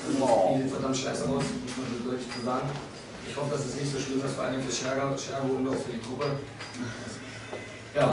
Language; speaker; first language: German; native; German